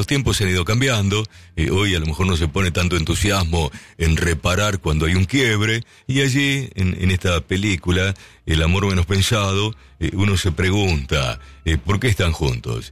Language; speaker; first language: Spanish; native; Spanish